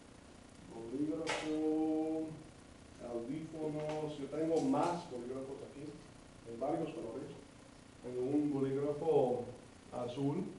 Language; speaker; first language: Spanish; non-native, fluent; English